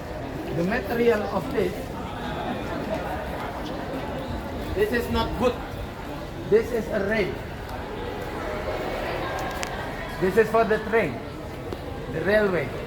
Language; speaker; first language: English; non-native, learner; Indonesian